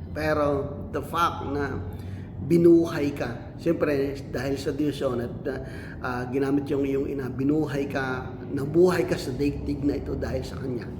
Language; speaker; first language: Filipino; non-native, local second language; Cebuano